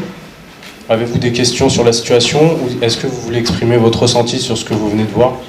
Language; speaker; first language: French; native; French